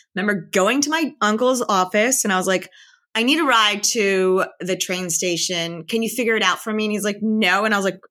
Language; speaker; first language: English; native; English